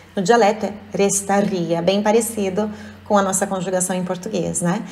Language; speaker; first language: Portuguese; native; Portuguese